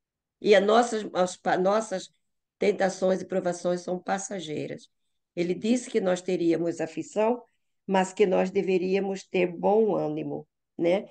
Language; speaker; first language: Portuguese; native; Portuguese